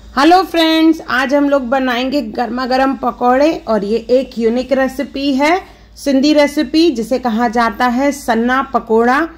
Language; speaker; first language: Hindi; non-native, local second language; Sindhi